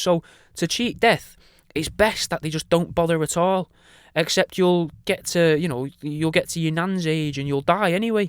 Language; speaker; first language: English; native; English